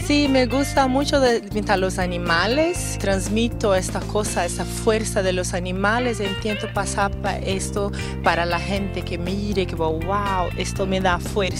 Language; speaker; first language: Spanish; non-native, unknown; Portuguese